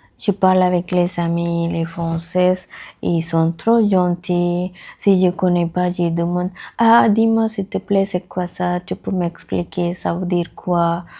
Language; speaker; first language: French; non-native, learner; Tamil